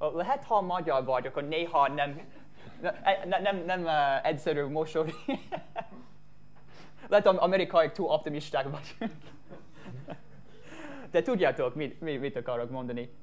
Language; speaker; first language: Hungarian; non-native, fluent; English